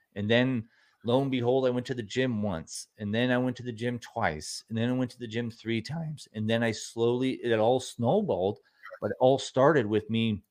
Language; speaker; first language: English; native; English